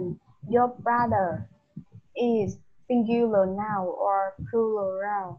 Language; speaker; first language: English; non-native, learner; Vietnamese